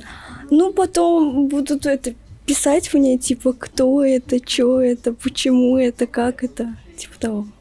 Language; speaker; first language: Russian; non-native, local second language; Turkmen